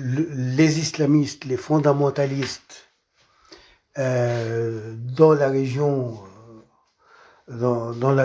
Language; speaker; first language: French; non-native, local second language; Arabic